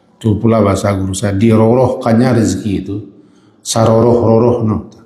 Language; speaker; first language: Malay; non-native, local second language; Minangkabau